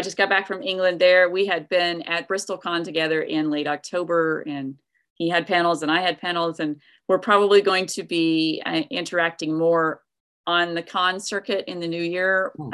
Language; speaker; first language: English; native; English